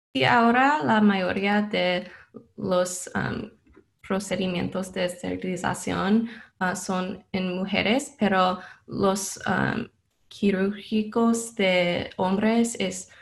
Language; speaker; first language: Spanish; non-native, learner; English